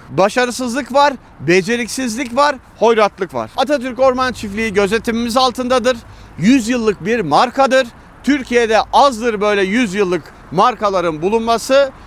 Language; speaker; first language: Turkish; native; Turkish